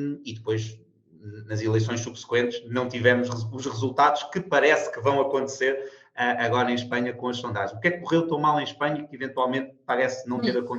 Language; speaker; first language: Portuguese; native; Portuguese